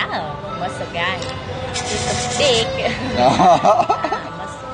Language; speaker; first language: English; non-native, learner; Vietnamese